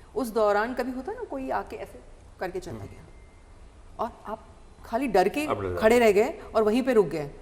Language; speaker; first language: Hindi; non-native, local second language; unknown